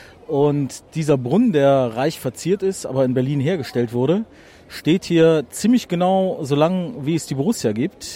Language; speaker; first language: German; native; German